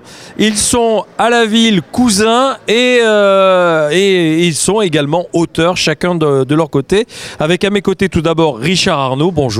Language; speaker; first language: French; native; French